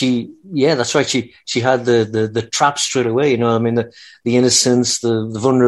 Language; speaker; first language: English; native; English